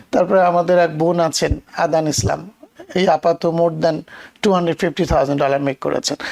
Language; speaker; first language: Bangla; native; Bangla